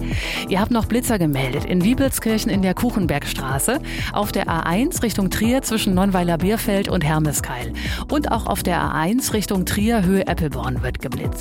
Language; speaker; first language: German; native; German